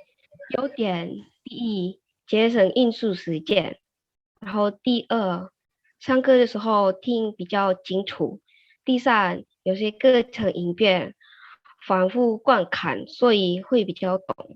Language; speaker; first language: Chinese; early bilingual, heritage; Chinese